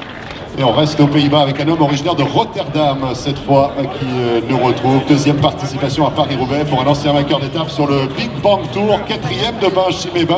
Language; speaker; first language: French; native; French